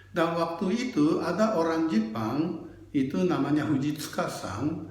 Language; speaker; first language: Indonesian; non-native, fluent; Japanese